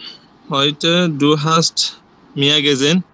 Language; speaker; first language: German; non-native, learner; Bangla